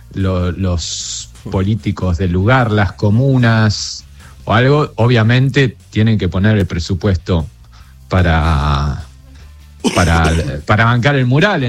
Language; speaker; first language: Spanish; native; Spanish